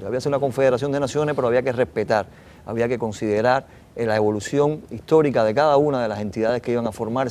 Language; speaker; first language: Spanish; native; Spanish